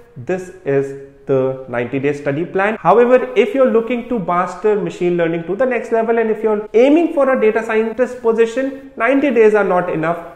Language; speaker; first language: English; non-native, local second language; Hindi